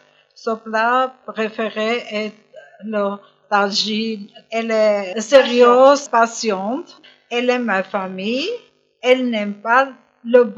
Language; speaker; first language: French; non-native, learner; Arabic